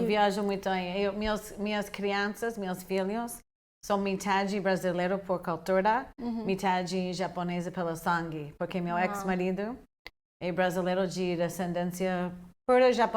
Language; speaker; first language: Portuguese; non-native, fluent; English